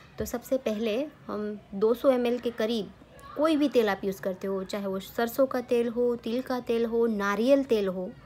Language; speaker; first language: Hindi; non-native, local second language; Gujarati